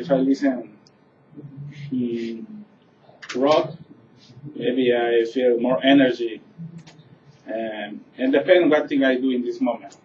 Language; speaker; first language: English; non-native, learner; Spanish